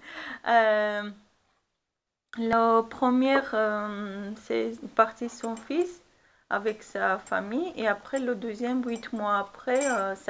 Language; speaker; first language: French; non-native, learner; Armenian